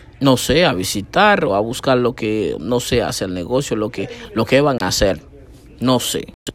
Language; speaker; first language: Spanish; non-native, fluent; Haitian Creole